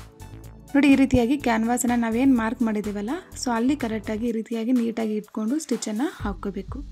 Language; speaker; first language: Kannada; native; Kannada